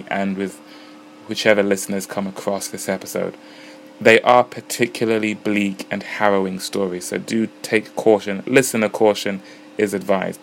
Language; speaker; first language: English; non-native, local second language; Ganda